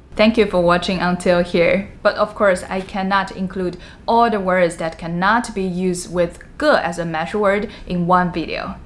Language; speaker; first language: English; non-native, fluent; Chinese